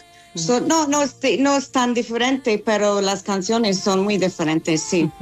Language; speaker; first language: Spanish; non-native, fluent; English